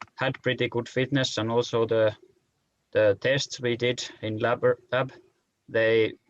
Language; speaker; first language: English; non-native, fluent; Finnish